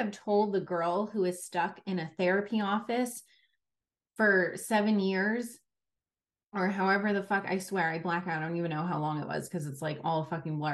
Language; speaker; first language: English; native; English